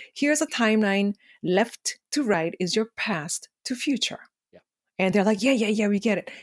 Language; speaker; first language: English; non-native, fluent; Korean